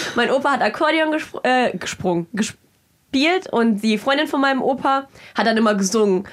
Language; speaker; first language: German; early bilingual, other home language; Russian